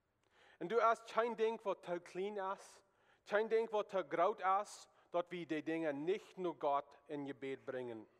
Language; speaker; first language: German; non-native, learner; Plautdietsch